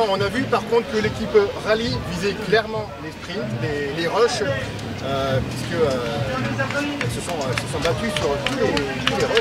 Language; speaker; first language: French; native; French